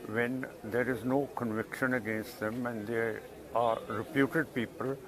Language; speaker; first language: English; non-native, local second language; Punjabi